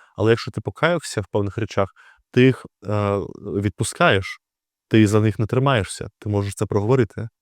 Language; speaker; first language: Ukrainian; native; Ukrainian